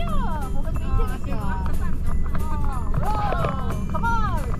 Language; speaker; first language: Korean; non-native, learner; Filipino